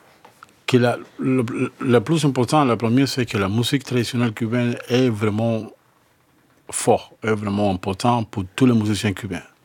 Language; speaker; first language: French; non-native, learner; Spanish